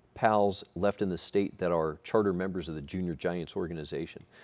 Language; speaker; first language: English; native; English